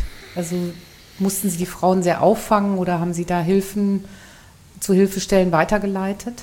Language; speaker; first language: German; native; German